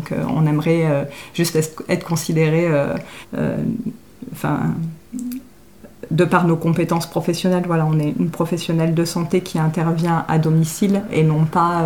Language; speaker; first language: French; native; French